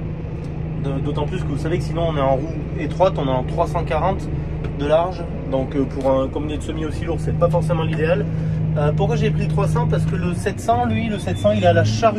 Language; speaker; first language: French; native; French